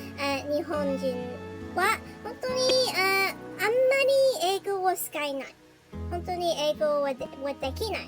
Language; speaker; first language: Japanese; non-native, learner; English